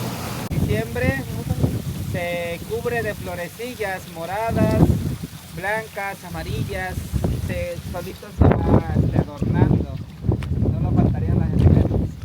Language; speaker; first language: Spanish; native; Spanish